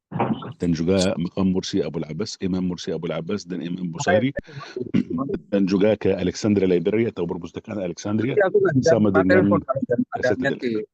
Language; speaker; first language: Indonesian; non-native, fluent; Arabic